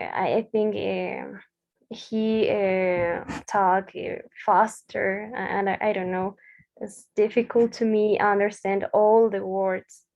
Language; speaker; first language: English; non-native, learner; Spanish